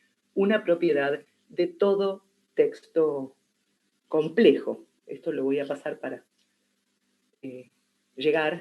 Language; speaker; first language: Spanish; native; Spanish